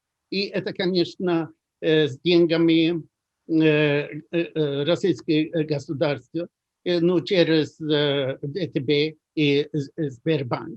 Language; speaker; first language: Russian; non-native, fluent; Swedish